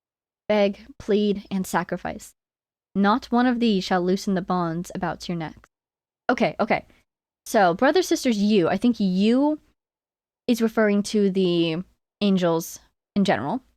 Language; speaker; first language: English; native; English